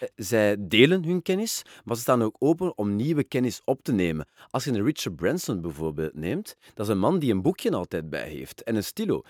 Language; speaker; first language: Dutch; non-native, local second language; French